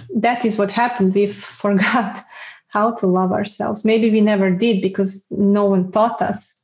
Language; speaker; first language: English; non-native, fluent; Serbian